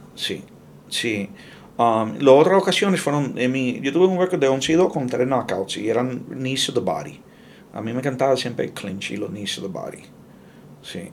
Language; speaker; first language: Spanish; early bilingual, heritage; Spanish